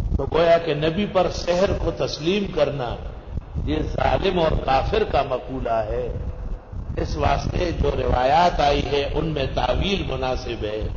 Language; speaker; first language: Urdu; non-native, local second language; Pashto